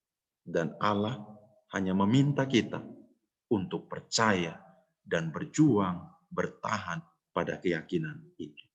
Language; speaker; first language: Indonesian; native; Indonesian